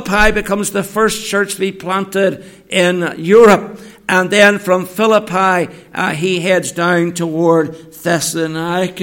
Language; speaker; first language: English; native; English